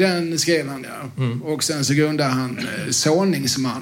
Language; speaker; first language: Swedish; native; Swedish